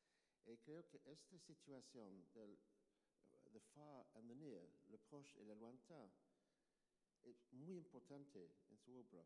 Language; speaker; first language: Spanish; non-native, learner; English